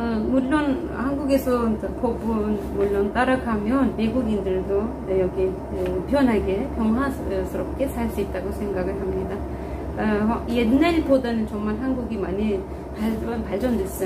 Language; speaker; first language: Korean; non-native, fluent; Turkish